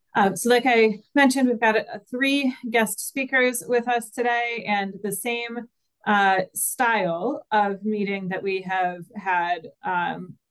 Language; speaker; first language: English; native; English